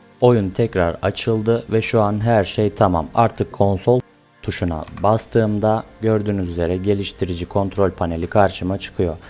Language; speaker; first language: Turkish; native; Turkish